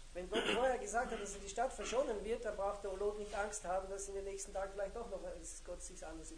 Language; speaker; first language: German; native; German